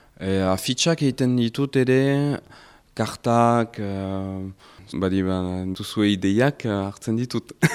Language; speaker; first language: Basque; non-native, local second language; French